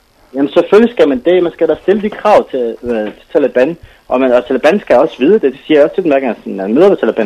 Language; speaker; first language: Danish; non-native, fluent; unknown